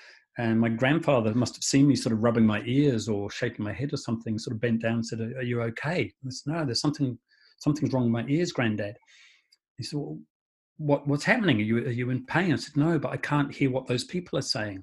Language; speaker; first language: English; native; English